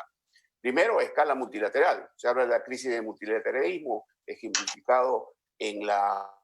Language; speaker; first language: Spanish; native; Spanish